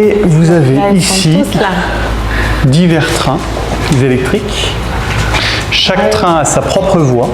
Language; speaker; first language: French; native; French